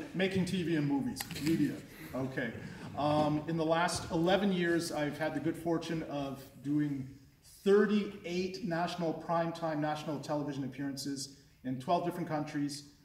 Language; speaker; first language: English; native; English